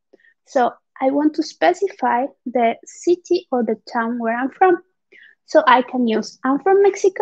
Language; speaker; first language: English; non-native, fluent; Spanish